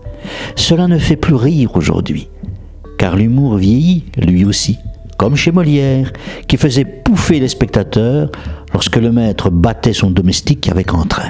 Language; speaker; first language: French; native; French